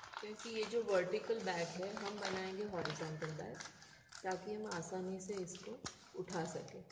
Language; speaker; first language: Hindi; non-native, local second language; Gujarati